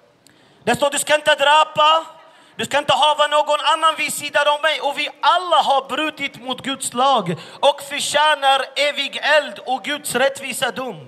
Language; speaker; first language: Swedish; non-native, fluent; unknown